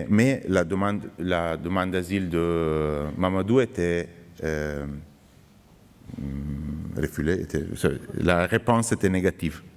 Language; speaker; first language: French; non-native, fluent; Italian